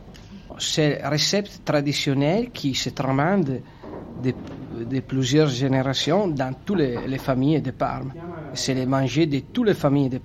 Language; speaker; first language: French; non-native, fluent; Italian